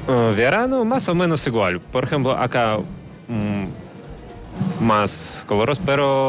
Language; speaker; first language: Spanish; non-native, learner; Russian